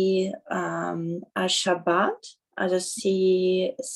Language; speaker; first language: French; non-native, learner; Russian